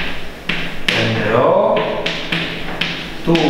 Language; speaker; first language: Italian; native; Italian